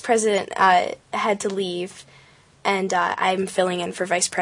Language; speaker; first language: English; native; English